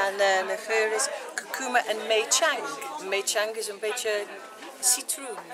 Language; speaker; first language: Dutch; non-native, fluent; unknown